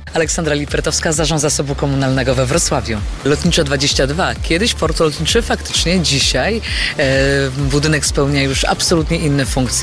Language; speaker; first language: Polish; native; Polish